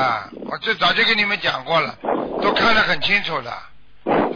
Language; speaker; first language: Chinese; native; Chinese